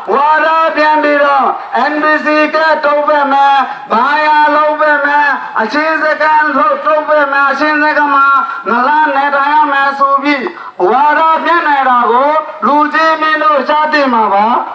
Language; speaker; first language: Burmese; non-native, local second language; Rohingya